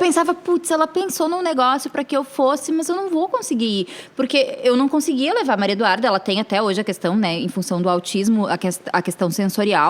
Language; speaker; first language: Portuguese; native; Portuguese